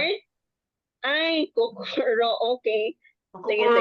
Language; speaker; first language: Filipino; non-native, local second language; Cebuano